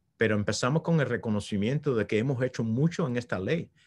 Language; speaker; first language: Spanish; early bilingual, heritage; Spanish